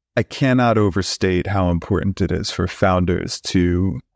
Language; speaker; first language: English; native; English